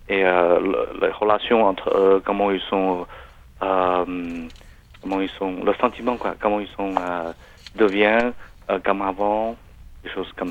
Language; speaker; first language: French; non-native, learner; Chinese